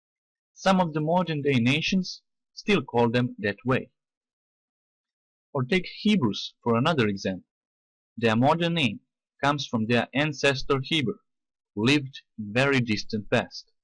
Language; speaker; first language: English; non-native, fluent; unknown